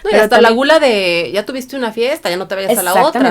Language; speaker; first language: Spanish; native; Spanish